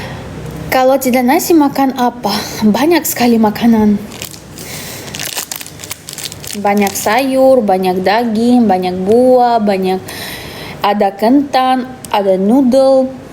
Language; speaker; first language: Indonesian; non-native, fluent; Russian